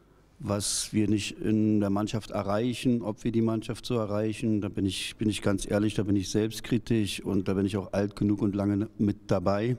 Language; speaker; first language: German; native; German